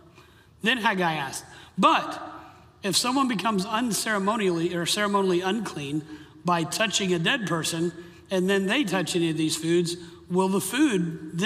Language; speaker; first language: English; native; English